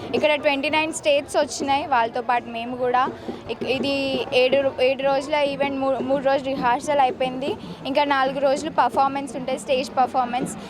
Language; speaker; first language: Telugu; native; Telugu